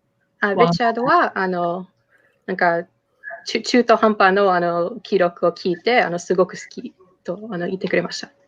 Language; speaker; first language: Japanese; non-native, fluent; English